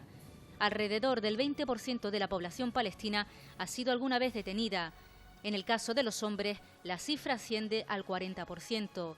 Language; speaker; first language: Spanish; native; Spanish